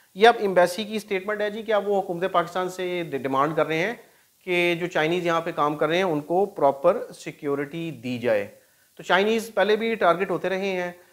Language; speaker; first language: Urdu; non-native, local second language; Punjabi